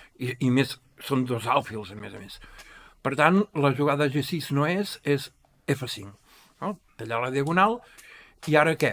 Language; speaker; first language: Catalan; native; Catalan